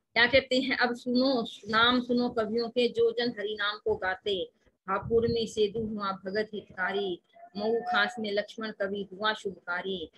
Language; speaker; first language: Hindi; native; Hindi